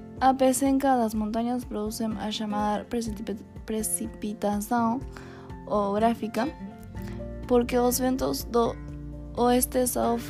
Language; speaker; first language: Spanish; non-native, learner; Portuguese